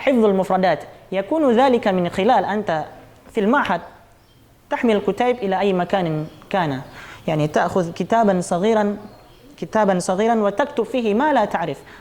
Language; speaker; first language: Arabic; non-native, fluent; Indonesian